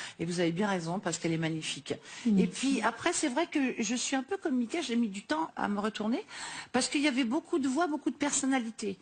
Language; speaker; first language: French; native; French